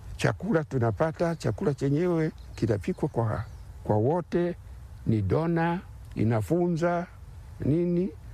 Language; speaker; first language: Swahili; non-native, local second language; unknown